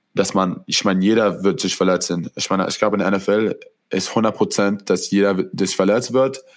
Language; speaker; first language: German; non-native, fluent; English